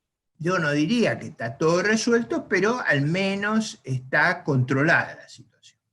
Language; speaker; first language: Spanish; native; Spanish